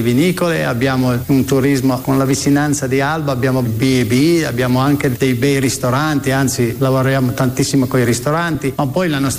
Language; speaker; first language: Italian; native; Italian